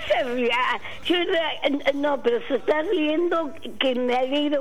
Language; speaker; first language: Spanish; native; Spanish